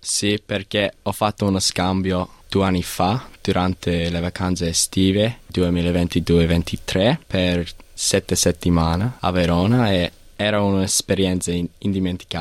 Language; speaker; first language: Italian; non-native, learner; English